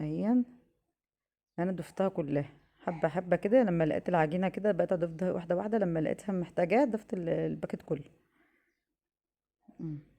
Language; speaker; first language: Arabic; native; Arabic